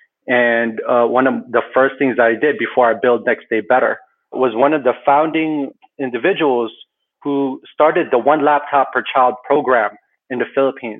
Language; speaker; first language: English; early bilingual, other home language; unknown